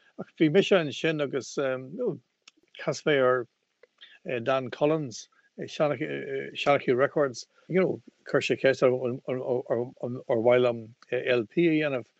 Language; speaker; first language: Irish; non-native, local second language; English